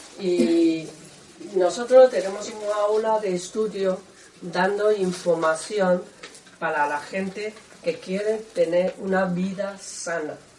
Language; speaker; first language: Spanish; non-native, learner; Chinese